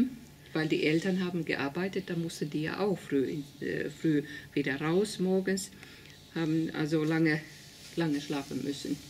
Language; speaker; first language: German; non-native, fluent; Finnish